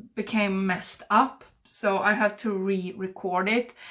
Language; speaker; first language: English; non-native, fluent; Swedish